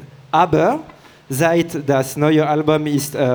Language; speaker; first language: German; non-native, learner; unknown